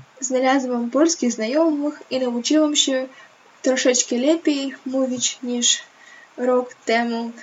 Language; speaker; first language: Polish; non-native, learner; Ukrainian